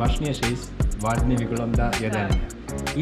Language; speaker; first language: Polish; non-native, learner; Sinhala